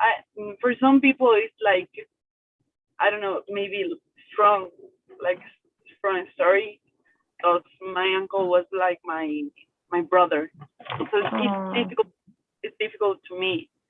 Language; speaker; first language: English; non-native, learner; Spanish